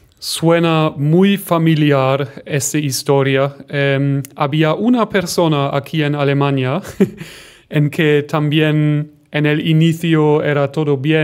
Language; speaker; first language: Spanish; non-native, fluent; German